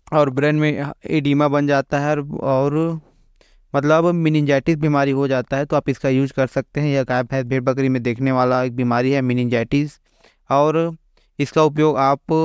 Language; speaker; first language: Hindi; native; Hindi